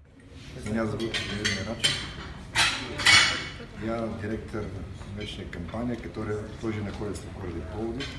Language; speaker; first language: Russian; non-native, learner; Bulgarian